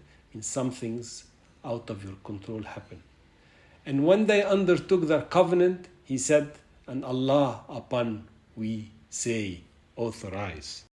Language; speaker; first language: English; non-native, fluent; Arabic